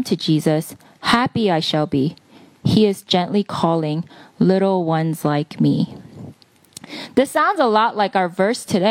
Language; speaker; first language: English; early bilingual, other home language; Korean